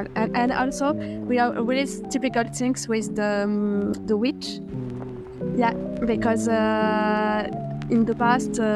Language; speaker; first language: English; non-native, fluent; French